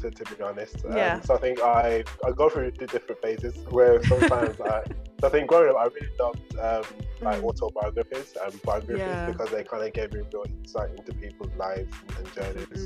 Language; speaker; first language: English; native; English